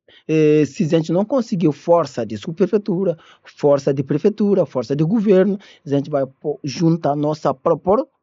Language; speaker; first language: Portuguese; non-native, learner; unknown